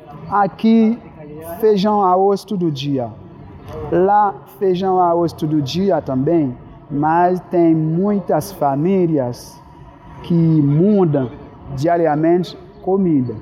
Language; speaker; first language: Portuguese; non-native, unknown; Haitian Creole